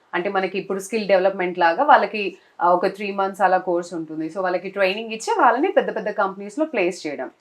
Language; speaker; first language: Telugu; non-native, local second language; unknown